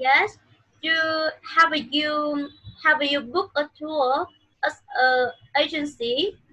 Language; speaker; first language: English; non-native, fluent; Vietnamese